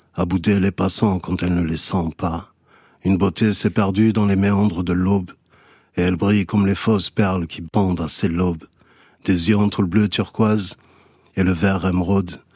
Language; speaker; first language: French; early bilingual, other home language; Fula